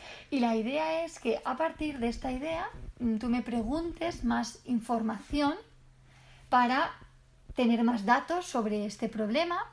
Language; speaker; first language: Spanish; native; Spanish